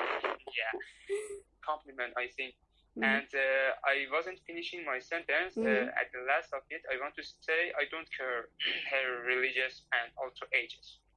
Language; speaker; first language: English; non-native, learner; Persian